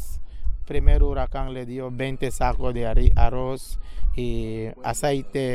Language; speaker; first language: Spanish; non-native, local second language; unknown